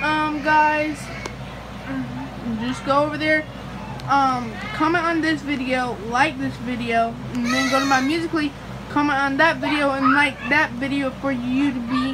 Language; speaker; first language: English; native; English